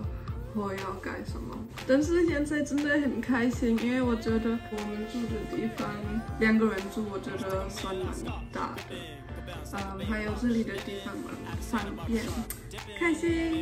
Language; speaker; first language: Chinese; early bilingual, heritage; German